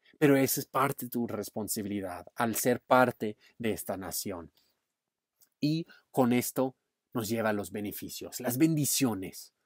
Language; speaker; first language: Spanish; non-native, fluent; English